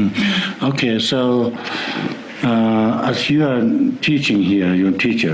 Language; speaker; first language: English; non-native, learner; Tibetan